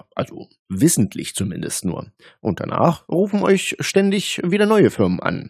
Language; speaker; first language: German; native; German